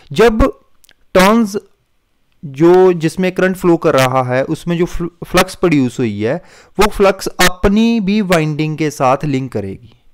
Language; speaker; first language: Hindi; non-native, local second language; Punjabi